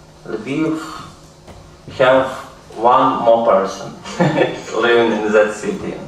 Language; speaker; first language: English; non-native, learner; Ukrainian